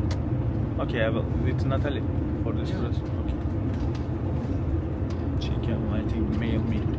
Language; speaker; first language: English; non-native, learner; Turkish